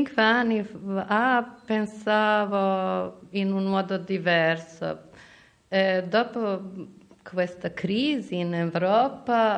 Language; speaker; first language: Italian; non-native, fluent; Serbian